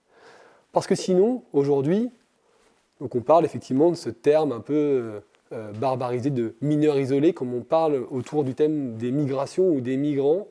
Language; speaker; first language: French; native; French